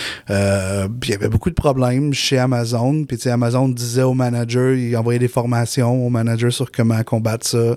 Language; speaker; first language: French; native; French